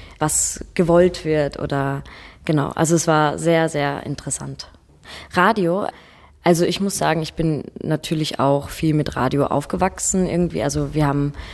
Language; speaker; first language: German; native; German